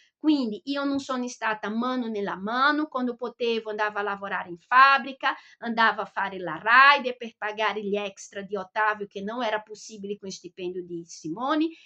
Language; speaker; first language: Italian; non-native, fluent; Portuguese